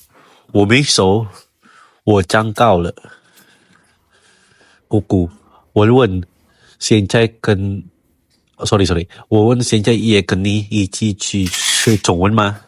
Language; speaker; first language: Chinese; non-native, learner; Indonesian